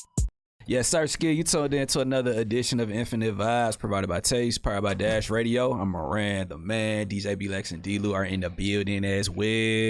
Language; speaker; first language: English; native; English